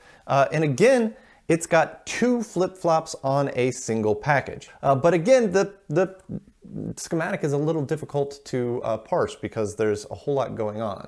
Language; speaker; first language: English; native; English